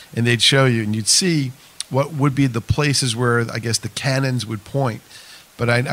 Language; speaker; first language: English; native; English